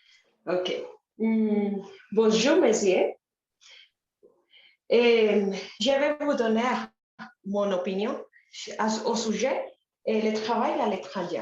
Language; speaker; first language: French; non-native, learner; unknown